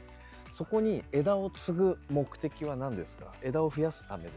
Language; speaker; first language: Japanese; native; Japanese